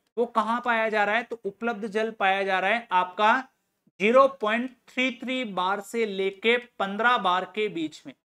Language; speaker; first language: Hindi; native; Hindi